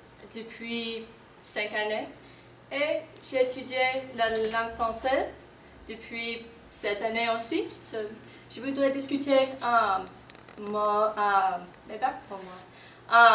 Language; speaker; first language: French; non-native, learner; English